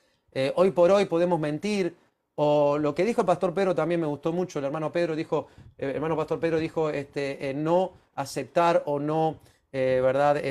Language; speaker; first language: Spanish; native; Spanish